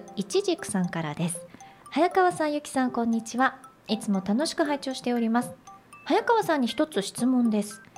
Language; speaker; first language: Japanese; native; Japanese